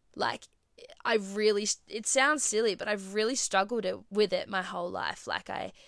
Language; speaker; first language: English; native; English